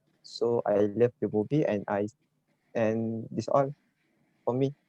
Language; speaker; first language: English; non-native, learner; Malay